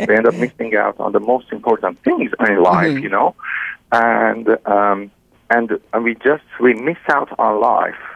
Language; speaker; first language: English; non-native, fluent; Persian